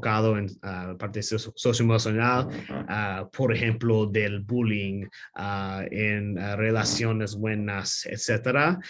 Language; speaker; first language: Spanish; non-native, learner; English